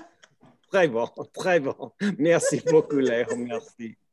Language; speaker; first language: French; non-native, learner; English